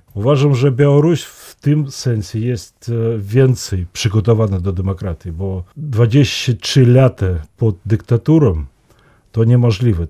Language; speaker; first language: Polish; non-native, fluent; Russian